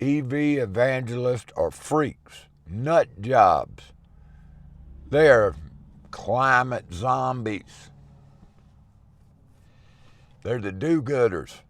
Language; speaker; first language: English; native; English